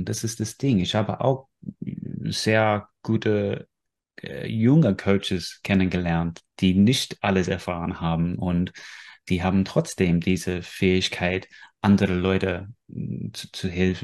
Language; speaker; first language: German; non-native, fluent; English